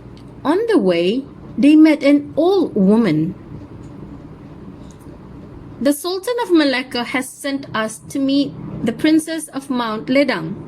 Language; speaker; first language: English; non-native, local second language; Malay